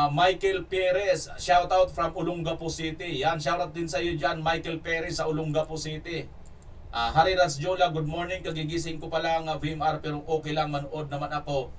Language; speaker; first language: Filipino; non-native, local second language; Cebuano